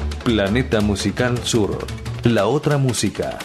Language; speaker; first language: Spanish; native; Spanish